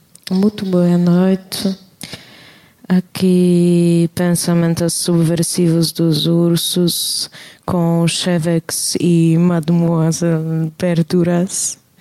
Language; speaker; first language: Portuguese; non-native, fluent; Polish